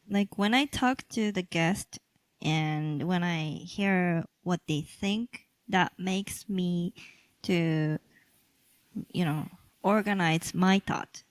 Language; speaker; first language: English; non-native, local second language; Japanese